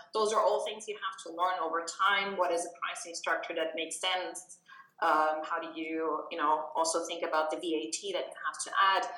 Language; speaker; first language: English; non-native, fluent; German